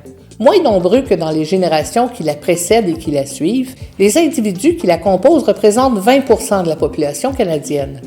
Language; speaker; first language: French; native; French